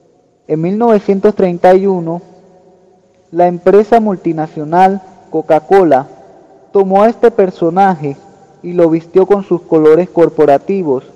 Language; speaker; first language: Spanish; native; Spanish